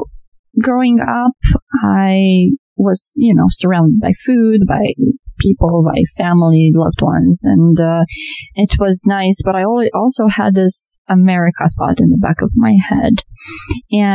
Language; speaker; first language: English; non-native, fluent; Romanian